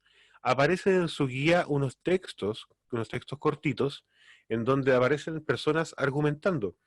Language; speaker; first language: Spanish; native; Spanish